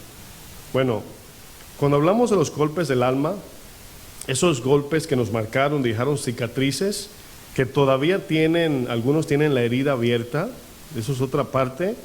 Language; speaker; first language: Spanish; native; Spanish